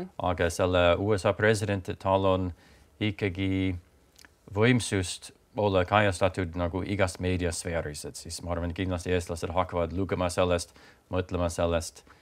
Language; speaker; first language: Estonian; non-native, fluent; English